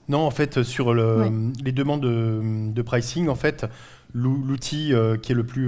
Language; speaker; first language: French; native; French